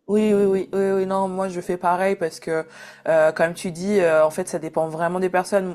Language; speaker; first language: French; native; French